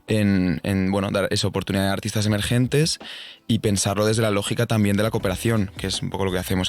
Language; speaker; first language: Spanish; native; Spanish